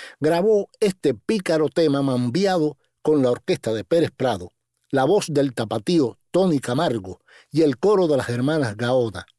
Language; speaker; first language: Spanish; native; Spanish